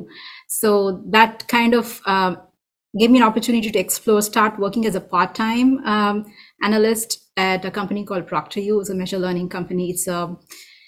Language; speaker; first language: English; non-native, local second language; Tamil